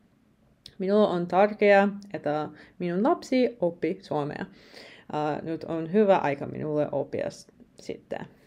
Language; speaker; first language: Finnish; non-native, learner; English